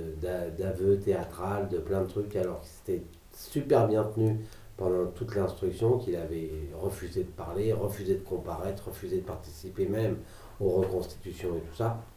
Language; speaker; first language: French; native; French